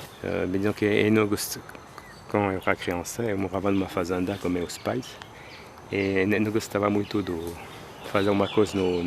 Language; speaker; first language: Portuguese; non-native, fluent; French